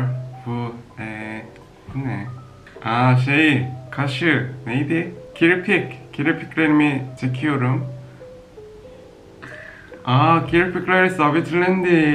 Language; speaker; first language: Turkish; non-native, learner; Korean